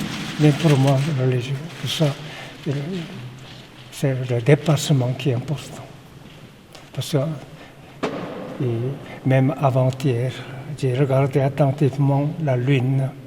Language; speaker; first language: French; non-native, fluent; Korean